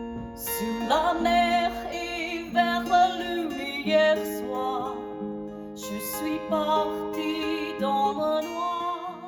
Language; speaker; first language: French; non-native, learner; Burmese